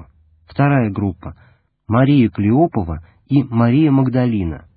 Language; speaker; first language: Russian; native; Russian